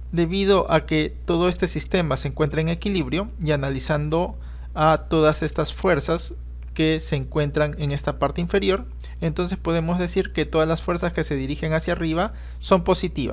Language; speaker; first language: Spanish; native; Spanish